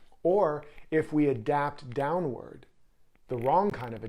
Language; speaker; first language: English; native; English